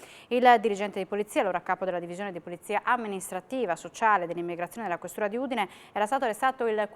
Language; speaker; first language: Italian; native; Italian